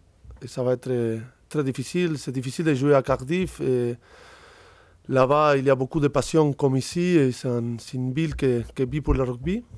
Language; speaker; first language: French; non-native, fluent; Spanish